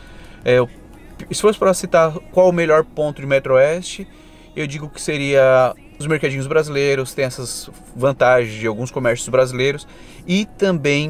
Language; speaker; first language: Portuguese; native; Portuguese